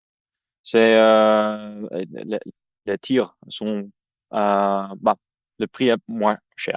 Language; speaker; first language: French; non-native, fluent; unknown